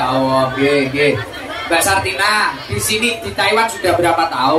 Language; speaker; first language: Indonesian; non-native, local second language; Javanese